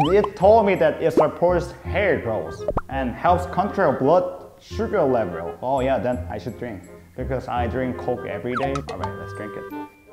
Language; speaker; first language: English; early bilingual, other home language; Korean